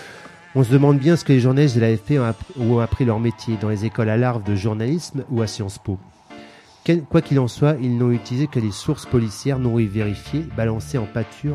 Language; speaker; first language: French; native; French